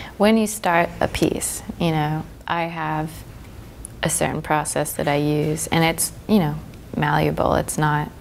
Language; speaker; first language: English; native; English